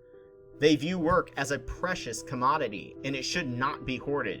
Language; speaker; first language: English; native; English